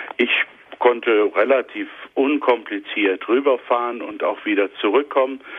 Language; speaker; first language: German; native; German